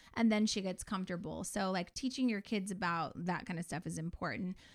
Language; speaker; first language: English; native; English